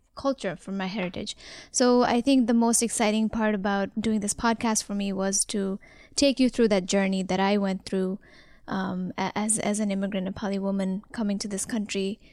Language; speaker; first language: English; non-native, local second language; Nepali